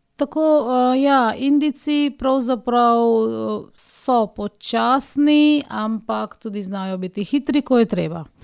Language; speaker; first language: Slovenian; non-native, fluent; Hindi